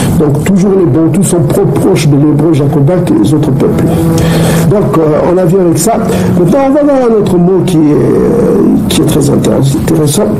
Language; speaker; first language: French; non-native, local second language; Kongo